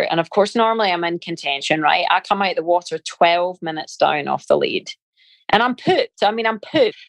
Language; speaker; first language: English; native; English